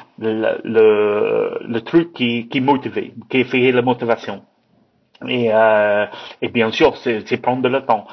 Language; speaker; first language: French; non-native, learner; English